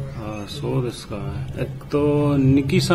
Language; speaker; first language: Japanese; non-native, learner; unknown